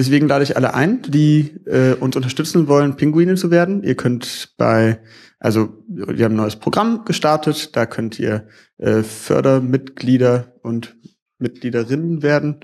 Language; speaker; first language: German; native; German